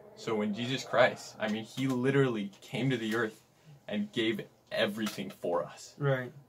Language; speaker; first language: English; native; English